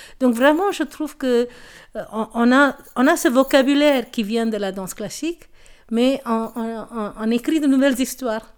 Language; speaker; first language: French; non-native, local second language; Tamil